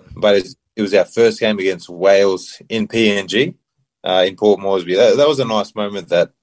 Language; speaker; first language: English; early bilingual, other home language; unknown